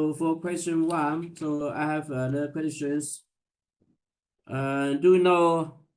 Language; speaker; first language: English; non-native, learner; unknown